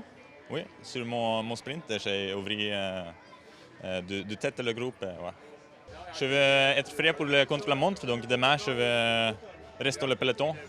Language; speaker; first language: French; non-native, learner; Italian